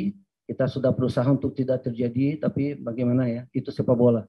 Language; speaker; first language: Indonesian; non-native, fluent; Portuguese